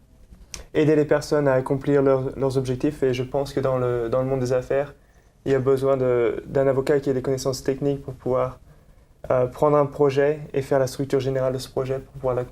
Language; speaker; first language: French; native; French